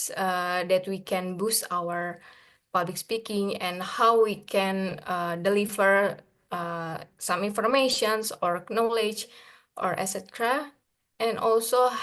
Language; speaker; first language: English; non-native, learner; Indonesian